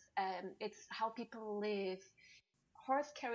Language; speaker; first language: English; non-native, fluent; German